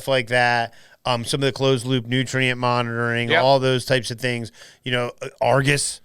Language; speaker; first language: English; native; English